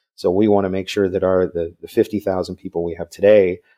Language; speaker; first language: English; native; English